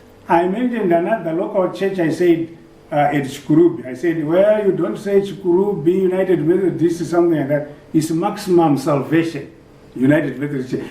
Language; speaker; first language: English; non-native, local second language; Shona